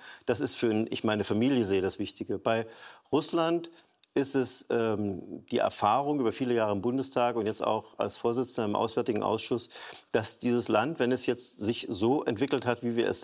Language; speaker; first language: German; native; German